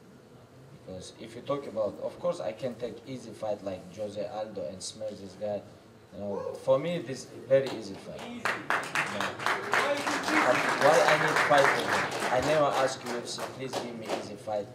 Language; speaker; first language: English; non-native, learner; Russian